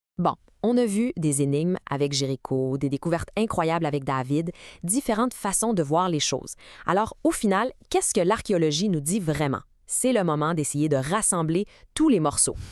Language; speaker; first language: French; native; French